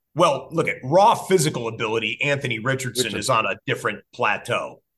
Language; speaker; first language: English; native; English